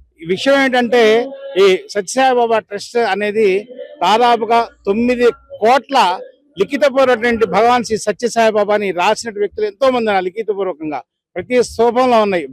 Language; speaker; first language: Telugu; native; Telugu